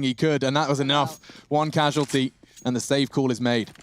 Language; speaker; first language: English; native; English